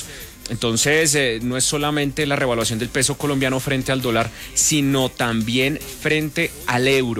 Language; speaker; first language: Spanish; native; Spanish